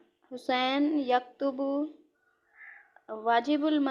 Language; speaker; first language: Arabic; non-native, learner; Urdu